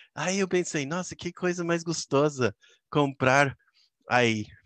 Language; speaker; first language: Portuguese; non-native, fluent; English